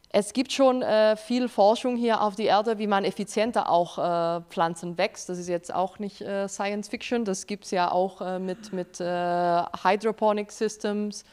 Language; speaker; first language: German; non-native, fluent; Spanish